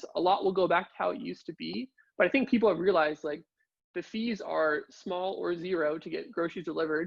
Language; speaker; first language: English; native; English